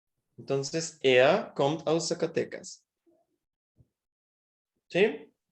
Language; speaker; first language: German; non-native, fluent; Spanish